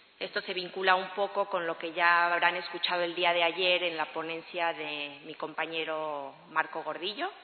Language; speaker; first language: Spanish; native; Spanish